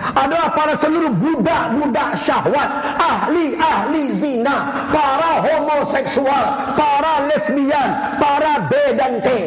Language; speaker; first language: Indonesian; non-native, local second language; Minangkabau